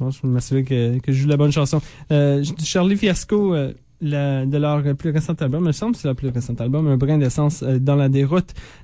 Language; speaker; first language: French; native; French